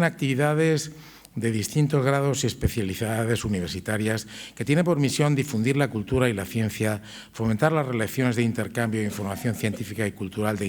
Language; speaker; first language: Spanish; native; Spanish